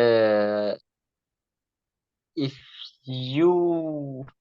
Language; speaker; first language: English; non-native, learner; Vietnamese